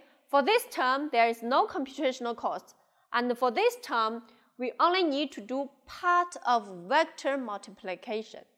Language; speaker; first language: English; non-native, local second language; Chinese